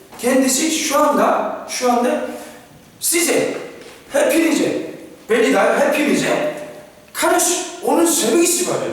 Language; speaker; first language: Turkish; non-native, fluent; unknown